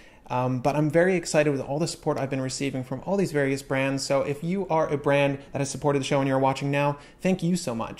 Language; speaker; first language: English; native; English